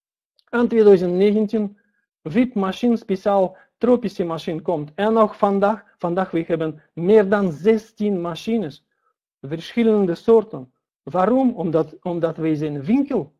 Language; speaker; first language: Dutch; non-native, learner; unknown